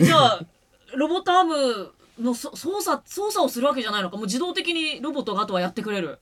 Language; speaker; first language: Japanese; native; Japanese